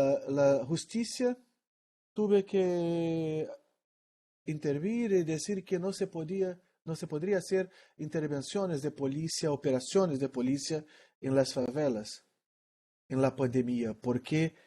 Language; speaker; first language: Spanish; non-native, learner; Portuguese